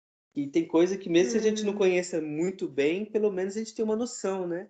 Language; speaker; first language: Portuguese; non-native, fluent; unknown